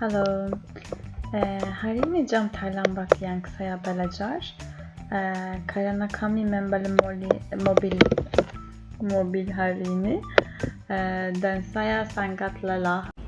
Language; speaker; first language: Indonesian; non-native, learner; Turkish